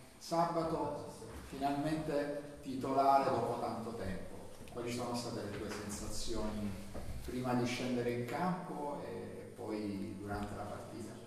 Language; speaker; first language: Italian; native; Italian